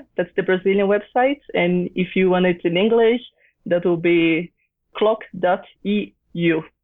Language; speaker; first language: English; non-native, fluent; Portuguese